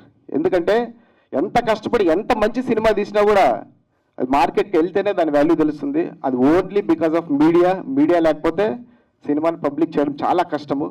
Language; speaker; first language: Telugu; native; Telugu